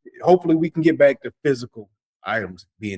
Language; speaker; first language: English; native; English